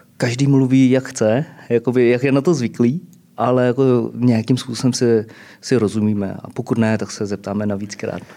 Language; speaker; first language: Czech; early bilingual, other home language; Vietnamese